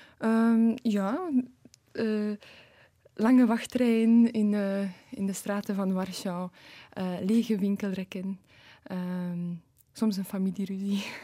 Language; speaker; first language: Dutch; early bilingual, other home language; Polish